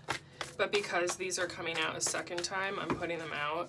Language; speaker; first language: English; native; English